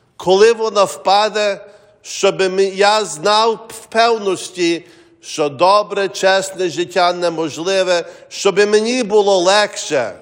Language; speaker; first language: Ukrainian; early bilingual, heritage; Ukrainian